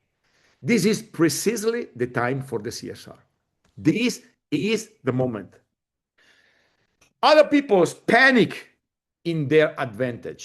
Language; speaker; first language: English; non-native, fluent; Italian